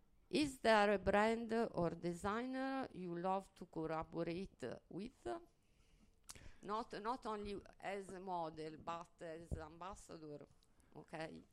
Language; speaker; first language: English; non-native, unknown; Italian